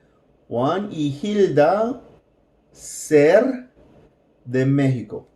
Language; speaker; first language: Spanish; non-native, fluent; English